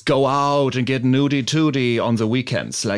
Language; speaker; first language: English; non-native, fluent; German